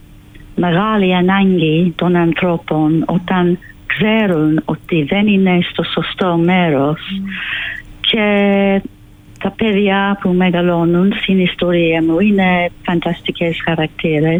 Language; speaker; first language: Greek; non-native, fluent; English